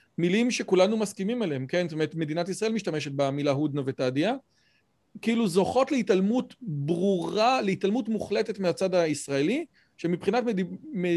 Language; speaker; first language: Hebrew; native; Hebrew